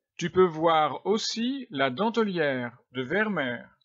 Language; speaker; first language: French; native; French